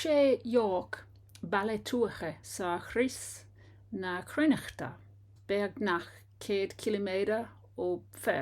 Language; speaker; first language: Irish; non-native, learner; English